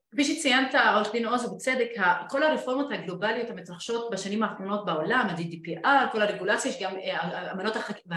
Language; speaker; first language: Hebrew; non-native, local second language; Arabic